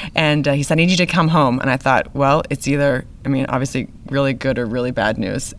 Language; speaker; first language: English; native; English